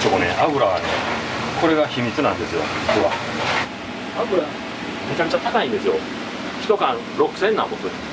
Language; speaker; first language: Japanese; native; Japanese